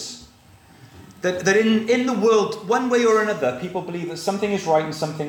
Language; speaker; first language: English; native; English